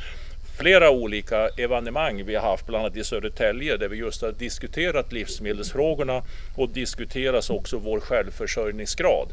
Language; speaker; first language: Swedish; native; Swedish